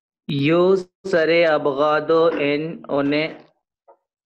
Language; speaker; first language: Spanish; non-native, learner; Urdu